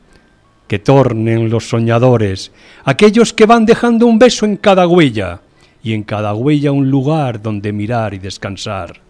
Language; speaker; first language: Spanish; native; Spanish